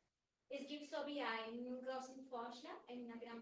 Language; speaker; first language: German; non-native, fluent; Spanish